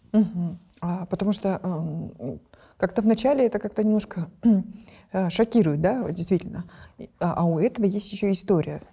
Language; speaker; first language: Russian; non-native, local second language; Kyrgyz